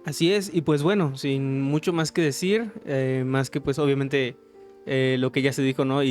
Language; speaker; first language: Spanish; native; Spanish